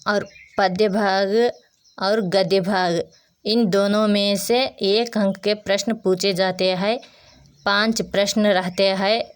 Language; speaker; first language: Hindi; non-native, local second language; Telugu